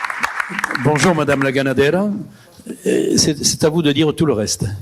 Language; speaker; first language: French; native; French